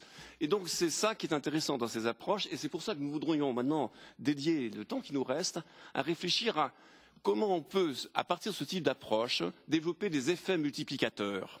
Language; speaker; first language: French; native; French